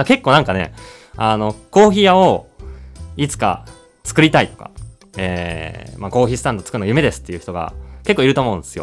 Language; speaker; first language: Japanese; native; Japanese